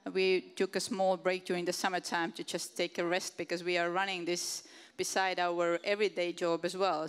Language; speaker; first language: English; non-native, fluent; Estonian